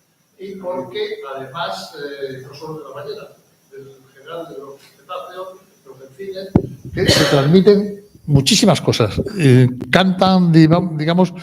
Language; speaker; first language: Spanish; native; Spanish